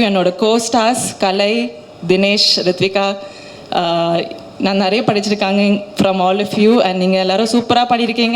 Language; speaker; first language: Tamil; non-native, learner; Malayalam